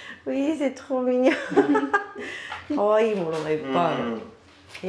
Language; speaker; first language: French; non-native, learner; Japanese